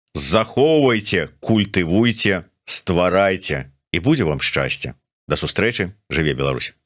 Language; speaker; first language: Belarusian; non-native, local second language; Russian